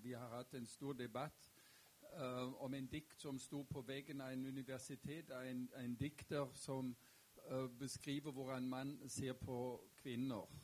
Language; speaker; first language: Norwegian; non-native, fluent; German